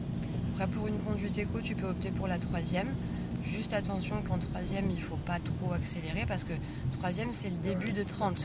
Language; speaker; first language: French; native; French